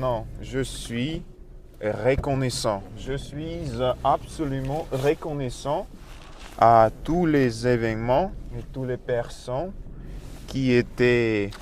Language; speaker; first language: French; non-native, learner; Russian